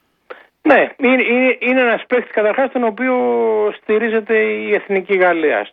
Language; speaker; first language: Greek; native; Greek